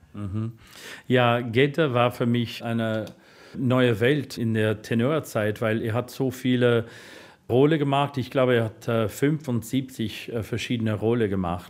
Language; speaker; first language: German; non-native, fluent; English